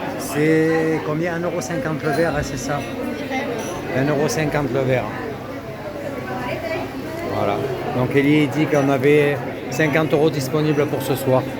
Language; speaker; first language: French; native; French